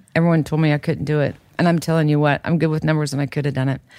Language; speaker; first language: English; native; English